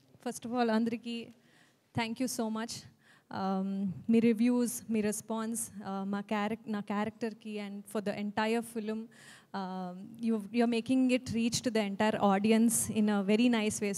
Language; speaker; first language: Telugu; non-native, learner; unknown